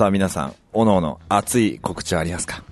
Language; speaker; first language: Japanese; native; Japanese